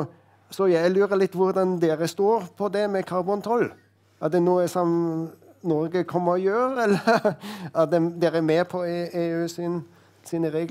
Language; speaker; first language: Norwegian; non-native, fluent; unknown